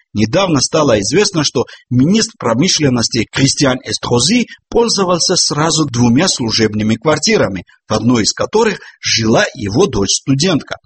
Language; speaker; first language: Russian; non-native, local second language; Georgian